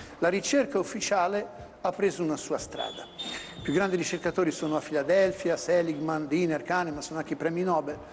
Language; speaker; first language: Italian; native; Italian